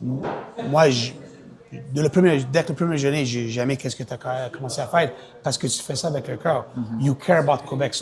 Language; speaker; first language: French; non-native, local second language; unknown